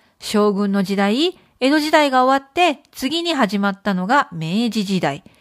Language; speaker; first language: Japanese; native; Japanese